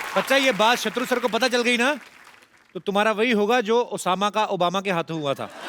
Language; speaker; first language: Hindi; non-native, local second language; Punjabi